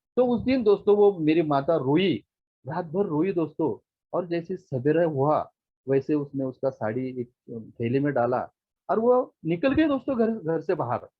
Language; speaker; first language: Hindi; non-native, local second language; Marathi